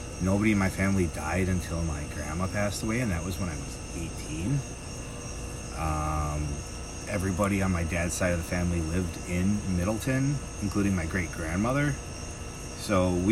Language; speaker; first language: English; native; English